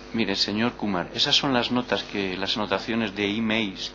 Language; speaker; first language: Spanish; native; Spanish